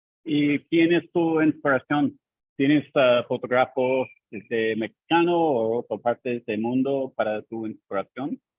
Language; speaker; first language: Spanish; non-native, learner; English